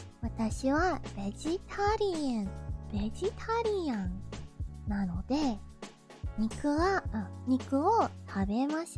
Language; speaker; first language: Japanese; non-native, learner; English